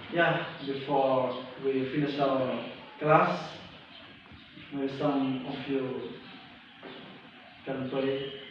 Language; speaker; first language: English; non-native, learner; Indonesian